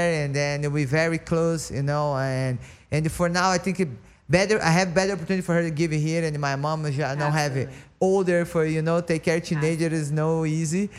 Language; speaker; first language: English; non-native, learner; Portuguese